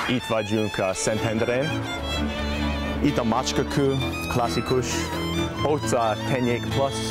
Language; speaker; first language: Hungarian; non-native, learner; English